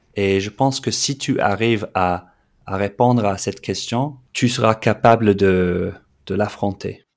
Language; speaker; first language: French; non-native, fluent; English